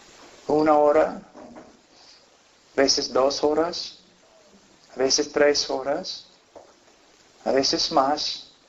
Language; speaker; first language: Spanish; non-native, fluent; English